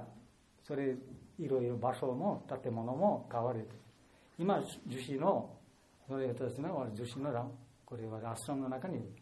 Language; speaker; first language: Japanese; non-native, learner; Bangla